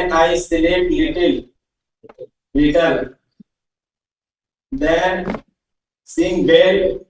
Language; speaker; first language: English; non-native, learner; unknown